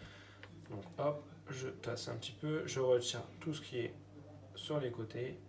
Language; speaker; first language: French; native; French